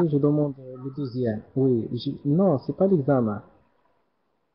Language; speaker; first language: French; non-native, learner; Arabic